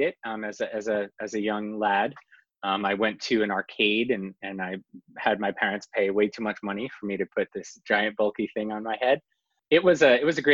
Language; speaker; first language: English; native; English